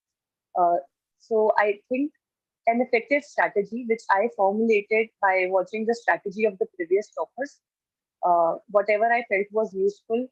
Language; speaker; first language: English; non-native, local second language; Hindi